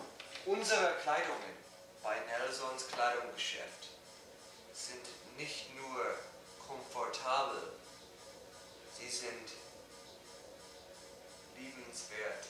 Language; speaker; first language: German; non-native, learner; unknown